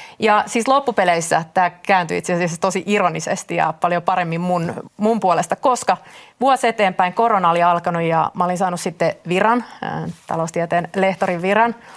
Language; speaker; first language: Finnish; native; Finnish